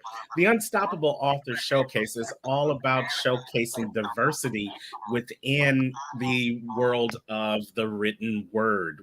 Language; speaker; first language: English; native; English